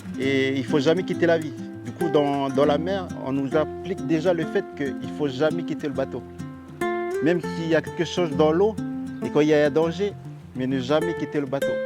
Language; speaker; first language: French; non-native, local second language; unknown